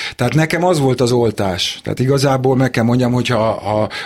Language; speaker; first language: Hungarian; native; Hungarian